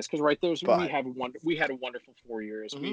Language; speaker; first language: English; native; English